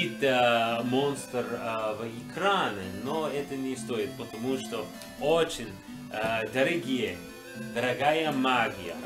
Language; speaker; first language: Russian; non-native, learner; English